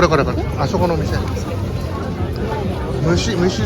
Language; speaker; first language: Japanese; native; Japanese